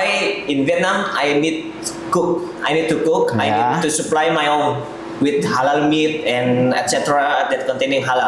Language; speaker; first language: English; non-native, learner; Indonesian